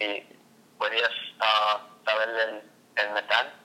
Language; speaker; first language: Spanish; non-native, learner; English